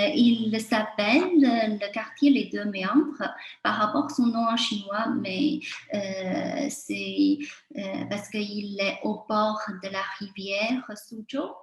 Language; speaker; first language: French; non-native, fluent; Chinese